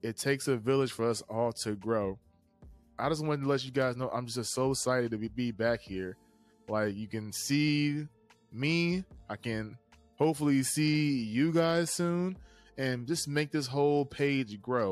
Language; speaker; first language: English; native; English